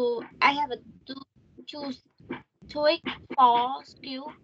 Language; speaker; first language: English; non-native, learner; Vietnamese